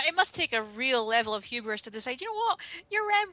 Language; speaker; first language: English; native; English